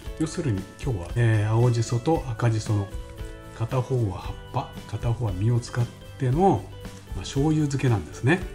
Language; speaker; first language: Japanese; native; Japanese